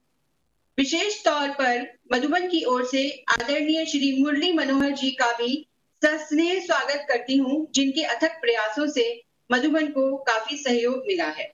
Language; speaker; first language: Hindi; native; Hindi